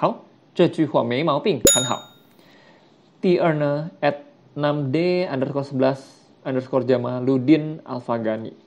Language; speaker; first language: Chinese; non-native, fluent; Indonesian